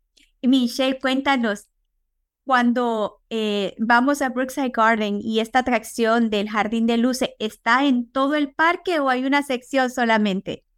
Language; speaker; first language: Spanish; native; Spanish